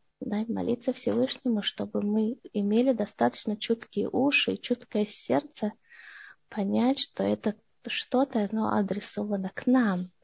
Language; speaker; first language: Russian; early bilingual, heritage; Russian